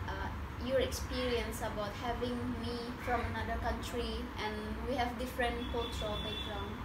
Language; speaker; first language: English; non-native, fluent; Indonesian